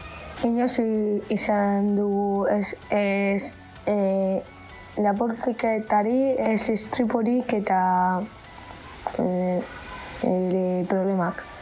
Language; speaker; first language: Basque; non-native, local second language; Spanish